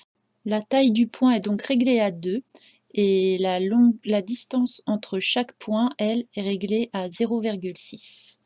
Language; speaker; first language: French; native; French